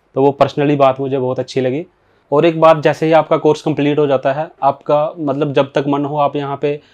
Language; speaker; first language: Hindi; native; Hindi